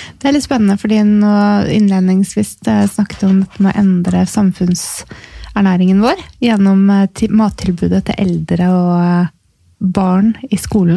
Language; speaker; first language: Norwegian; native; Norwegian